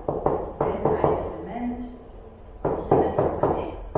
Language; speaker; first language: German; native; German